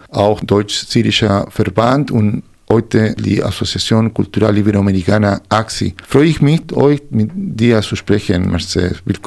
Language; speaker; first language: German; non-native, fluent; Spanish